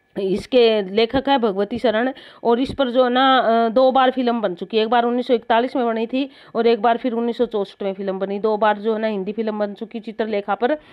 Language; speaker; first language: Hindi; native; Hindi